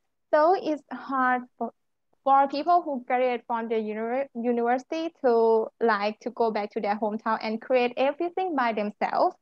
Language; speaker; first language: English; non-native, learner; Thai